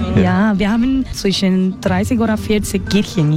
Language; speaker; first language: German; non-native, learner; Spanish